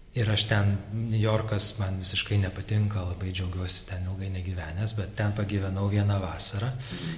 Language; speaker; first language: Lithuanian; native; Lithuanian